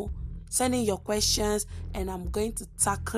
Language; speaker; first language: English; non-native, local second language; Igbo